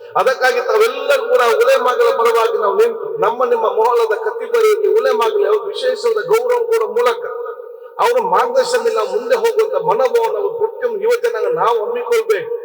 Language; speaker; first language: Kannada; non-native, local second language; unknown